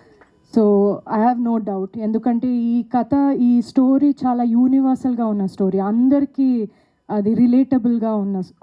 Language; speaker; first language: Telugu; non-native, local second language; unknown